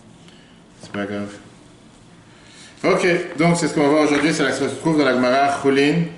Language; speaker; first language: French; native; French